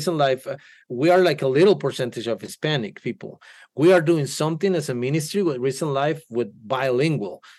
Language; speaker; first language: English; non-native, fluent; Spanish